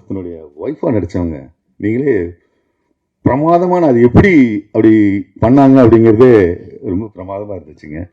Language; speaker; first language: Tamil; native; Tamil